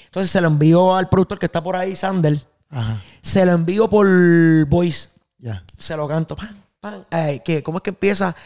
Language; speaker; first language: Spanish; native; Spanish